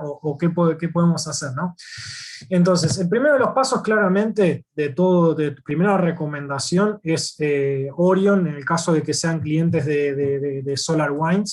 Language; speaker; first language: Spanish; native; Spanish